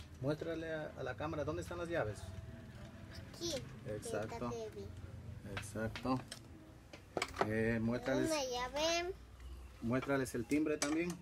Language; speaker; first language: Spanish; native; Spanish